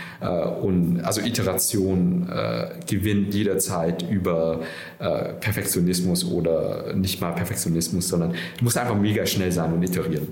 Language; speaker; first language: German; early bilingual, other home language; Vietnamese